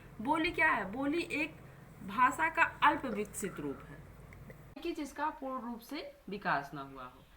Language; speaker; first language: Hindi; native; Hindi